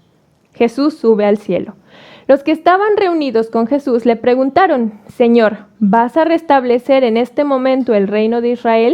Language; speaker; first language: Spanish; native; Spanish